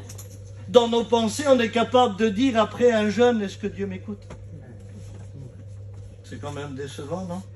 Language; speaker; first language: French; native; French